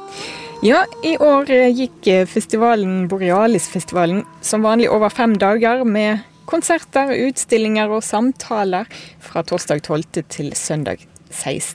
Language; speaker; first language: Norwegian; native; Norwegian